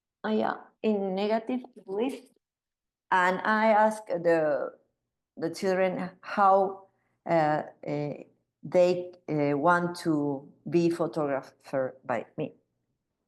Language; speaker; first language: English; non-native, learner; Spanish